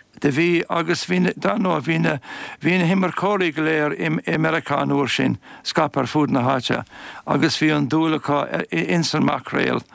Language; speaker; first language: Irish; native; Irish